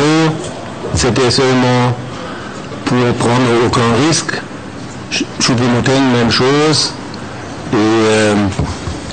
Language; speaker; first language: French; non-native, fluent; German